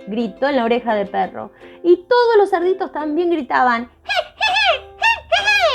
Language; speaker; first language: Spanish; native; Spanish